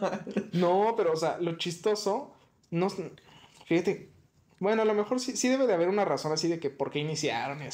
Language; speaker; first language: Spanish; native; Spanish